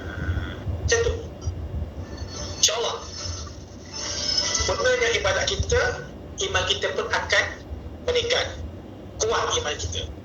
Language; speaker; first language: Malay; native; Malay